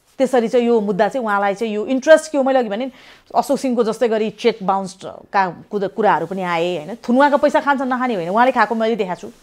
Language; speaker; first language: Nepali; native; Nepali